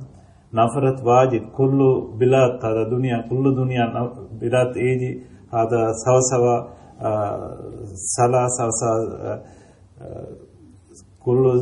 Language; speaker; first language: Arabic; non-native, learner; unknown